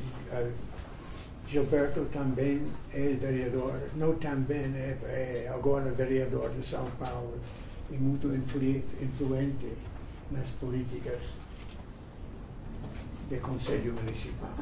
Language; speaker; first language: Portuguese; non-native, fluent; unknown